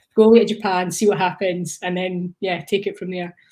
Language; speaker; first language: English; native; English